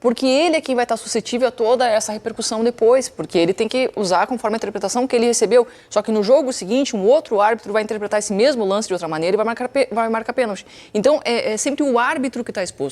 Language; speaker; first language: Portuguese; native; Portuguese